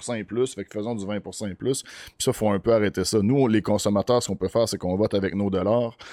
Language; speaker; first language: French; native; French